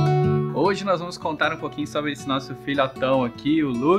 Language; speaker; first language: Portuguese; native; Portuguese